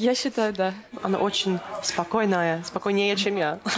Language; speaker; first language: Russian; non-native, learner; English